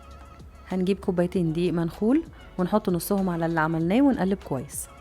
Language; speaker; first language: Arabic; native; Arabic